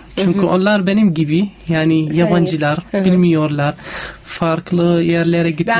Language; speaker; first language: Turkish; non-native, learner; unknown